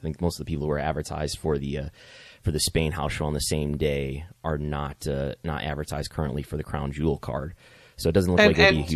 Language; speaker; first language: English; native; English